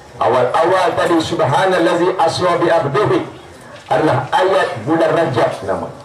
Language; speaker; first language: Malay; native; Malay